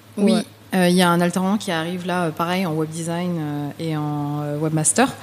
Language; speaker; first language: French; early bilingual, other home language; Vietnamese